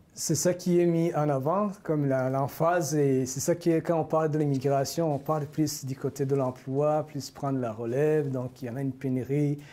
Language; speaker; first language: French; non-native, local second language; Rundi